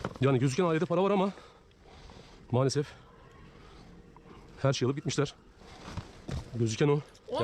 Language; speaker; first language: Turkish; native; Turkish